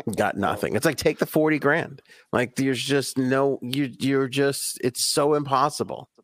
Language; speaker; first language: English; native; English